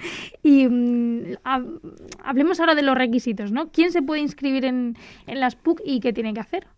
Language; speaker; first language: Spanish; native; Spanish